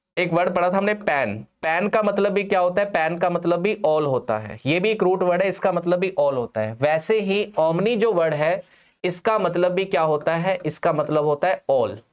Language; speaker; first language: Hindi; non-native, local second language; Punjabi